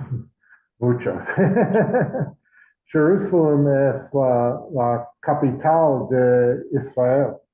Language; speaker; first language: Spanish; non-native, learner; English